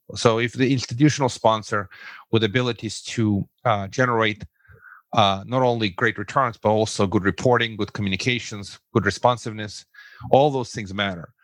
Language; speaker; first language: English; non-native, fluent; Russian